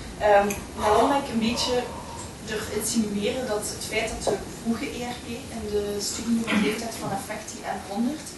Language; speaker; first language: Dutch; native; Dutch